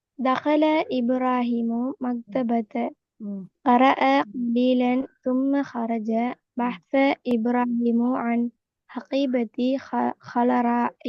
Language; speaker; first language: Arabic; non-native, learner; Tamil